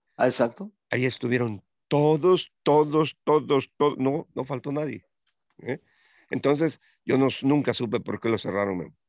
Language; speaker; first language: Spanish; native; Spanish